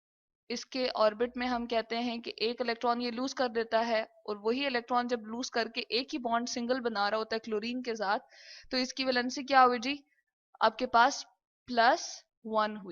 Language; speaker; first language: Hindi; non-native, local second language; Punjabi